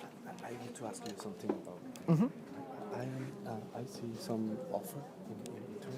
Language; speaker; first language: English; non-native, learner; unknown